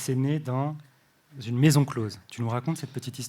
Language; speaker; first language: French; native; French